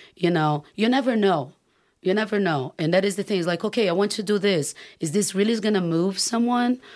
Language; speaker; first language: English; non-native, fluent; Portuguese